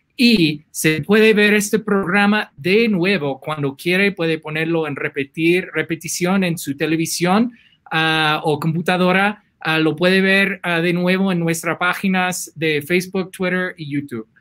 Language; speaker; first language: Spanish; non-native, fluent; English